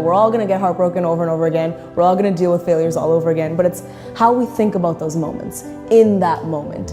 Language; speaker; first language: English; native; English